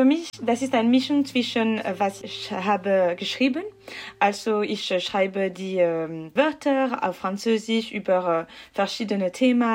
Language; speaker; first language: German; non-native, learner; French